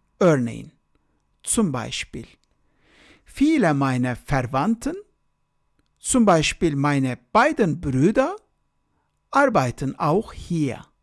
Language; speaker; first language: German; non-native, fluent; Turkish